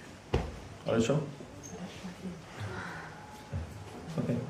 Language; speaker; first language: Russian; non-native, learner; English